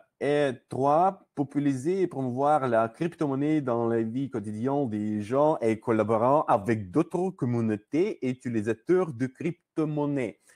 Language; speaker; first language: French; non-native, learner; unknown